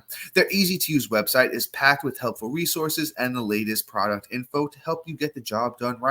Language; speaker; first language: English; native; English